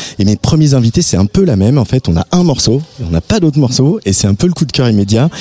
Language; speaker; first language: French; native; French